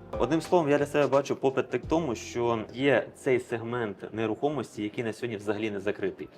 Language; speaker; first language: Ukrainian; native; Ukrainian